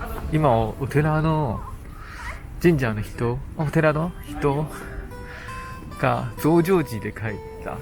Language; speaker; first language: Japanese; non-native, fluent; Chinese